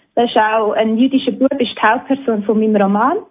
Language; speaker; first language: German; native; German